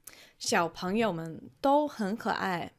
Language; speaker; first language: Chinese; non-native, fluent; English